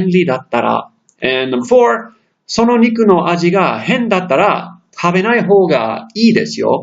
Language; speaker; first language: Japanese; non-native, fluent; English